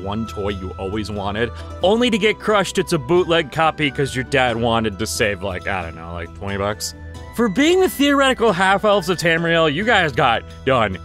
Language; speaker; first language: English; native; English